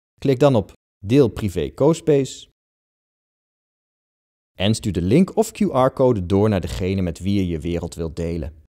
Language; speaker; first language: Dutch; native; Dutch